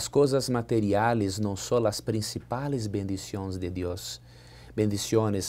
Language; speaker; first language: Spanish; non-native, learner; Portuguese